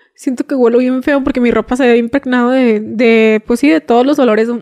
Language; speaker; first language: Spanish; native; Spanish